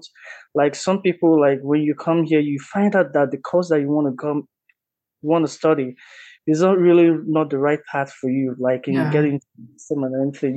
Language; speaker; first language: English; non-native, local second language; Igbo